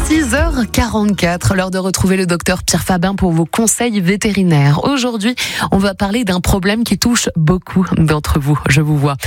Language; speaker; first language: French; native; French